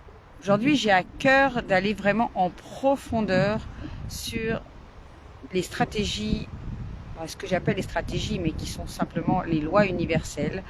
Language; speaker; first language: French; native; French